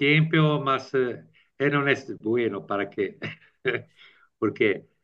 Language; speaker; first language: Spanish; non-native, learner; Italian